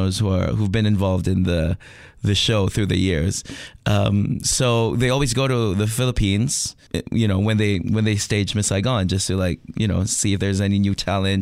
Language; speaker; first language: English; non-native, local second language; Filipino